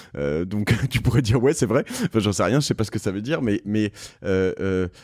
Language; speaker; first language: French; native; French